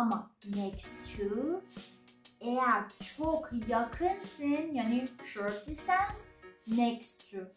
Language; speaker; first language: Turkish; non-native, learner; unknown